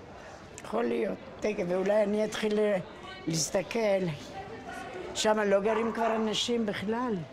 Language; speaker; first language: Hebrew; non-native, fluent; Spanish